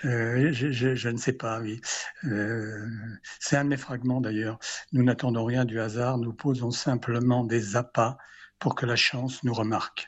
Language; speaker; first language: French; native; French